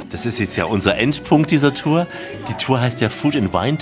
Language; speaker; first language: German; native; German